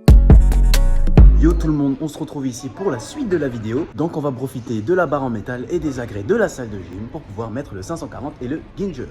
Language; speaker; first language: French; native; French